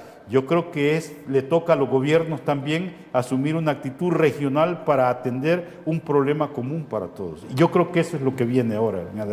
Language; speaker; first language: Spanish; native; Spanish